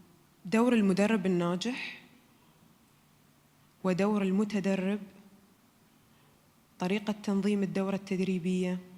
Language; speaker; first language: Arabic; native; Arabic